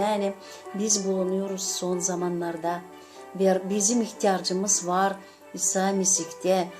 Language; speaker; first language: Turkish; non-native, fluent; Gagauz